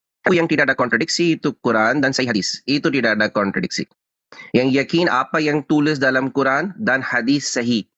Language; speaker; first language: Indonesian; non-native, learner; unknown